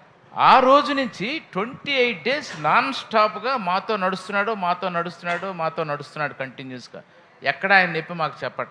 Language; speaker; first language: Telugu; native; Telugu